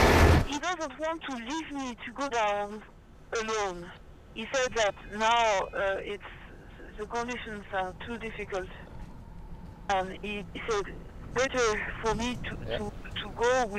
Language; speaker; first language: English; non-native, learner; French